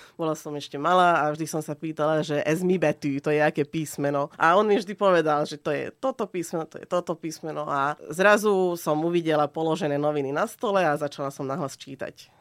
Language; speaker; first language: Slovak; non-native, local second language; Hungarian